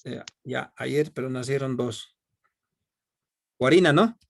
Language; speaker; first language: Spanish; native; Spanish